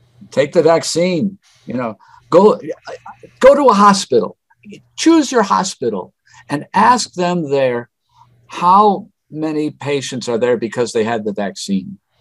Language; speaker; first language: English; native; English